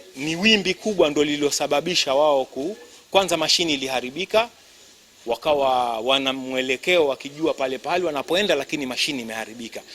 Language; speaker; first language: Swahili; native; Swahili